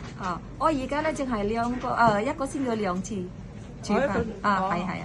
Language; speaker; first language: Cantonese; non-native, learner; Indonesian